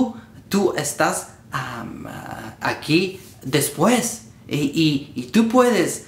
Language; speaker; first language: Spanish; non-native, learner; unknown